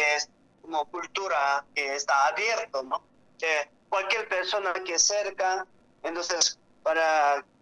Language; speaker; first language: Spanish; non-native, learner; Korean